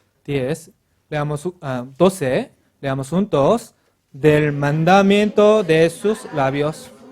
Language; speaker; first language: Spanish; non-native, learner; Korean